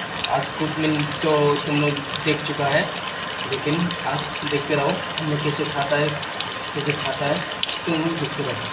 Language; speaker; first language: Hindi; non-native, local second language; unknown